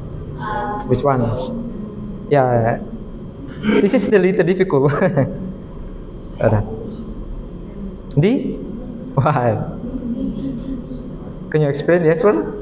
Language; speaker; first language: English; non-native, learner; Indonesian